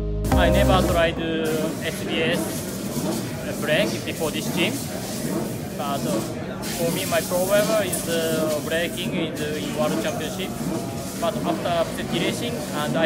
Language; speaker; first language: English; non-native, learner; Japanese